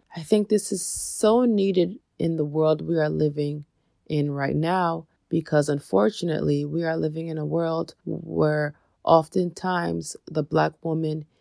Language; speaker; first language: English; native; English